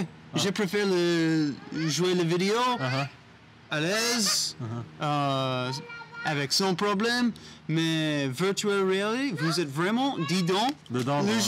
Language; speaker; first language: French; non-native, learner; English